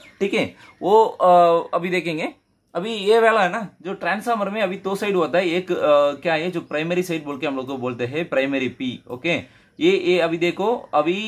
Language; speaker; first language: Hindi; non-native, local second language; Tamil